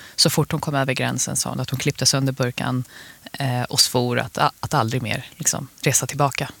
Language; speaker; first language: Swedish; early bilingual, other home language; Persian